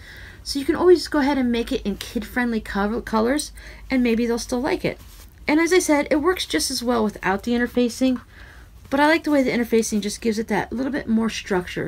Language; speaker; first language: English; native; English